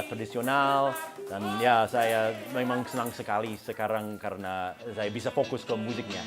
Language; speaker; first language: Indonesian; non-native, fluent; English